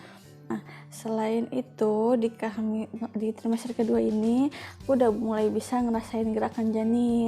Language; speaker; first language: Indonesian; native; Indonesian